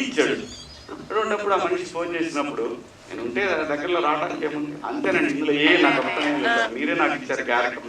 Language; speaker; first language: Telugu; native; Telugu